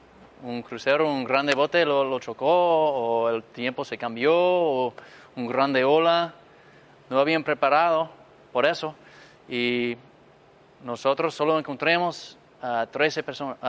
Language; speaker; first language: Spanish; non-native, fluent; English